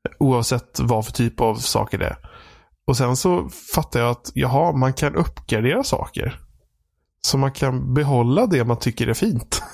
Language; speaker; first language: Swedish; native; Swedish